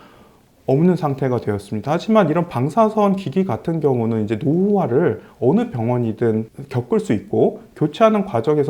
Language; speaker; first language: Korean; native; Korean